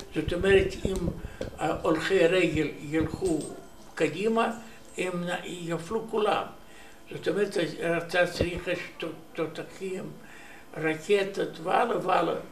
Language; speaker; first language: Hebrew; non-native, learner; Romanian